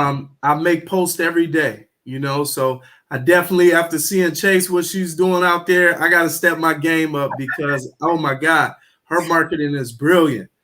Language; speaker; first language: English; native; English